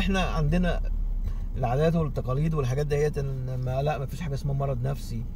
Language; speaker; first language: Arabic; native; Arabic